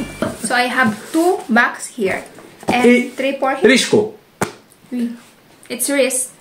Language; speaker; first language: English; non-native, local second language; Filipino